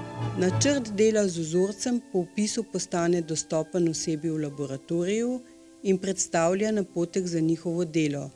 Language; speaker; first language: Slovenian; native; Slovenian